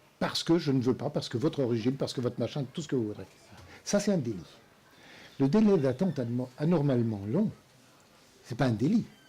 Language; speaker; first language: French; native; French